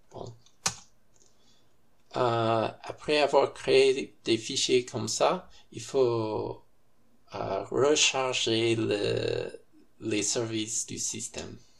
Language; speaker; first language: French; non-native, fluent; English